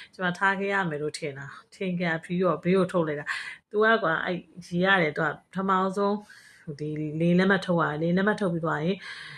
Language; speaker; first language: Burmese; native; Burmese